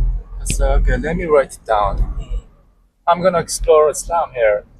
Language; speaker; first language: English; non-native, learner; Mongolian